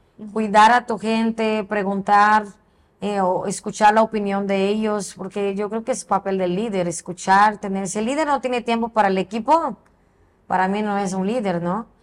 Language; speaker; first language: Spanish; non-native, fluent; Portuguese